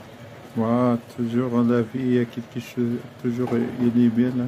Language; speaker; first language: French; non-native, fluent; Arabic